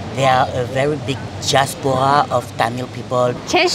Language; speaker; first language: English; non-native, learner; French